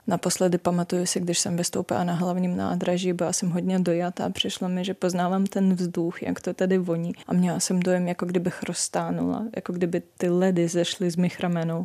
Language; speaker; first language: Czech; non-native, fluent; Russian